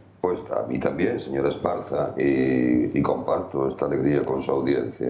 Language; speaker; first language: Spanish; native; Spanish